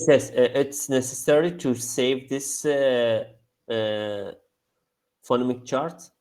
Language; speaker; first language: English; non-native, learner; Arabic